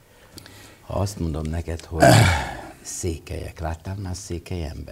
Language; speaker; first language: Hungarian; native; Hungarian